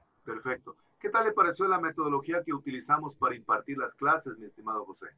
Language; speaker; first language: Spanish; native; Spanish